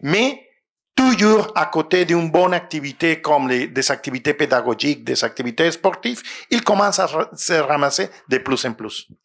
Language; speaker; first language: French; non-native, fluent; Spanish